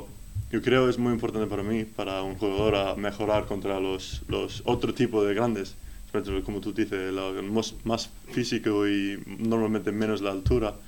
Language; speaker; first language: Spanish; non-native, learner; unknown